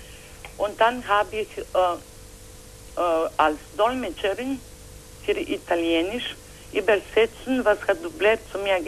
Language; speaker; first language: German; non-native, learner; Croatian